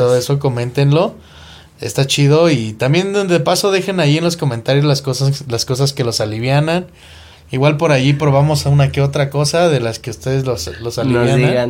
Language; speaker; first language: Spanish; native; Spanish